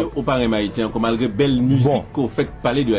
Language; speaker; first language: Haitian Creole; native; Haitian Creole